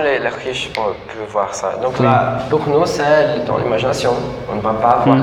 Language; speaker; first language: French; non-native, fluent; Portuguese